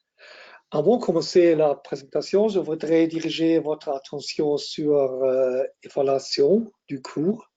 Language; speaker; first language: French; non-native, fluent; German